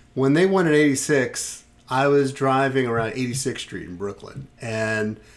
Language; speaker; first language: English; native; English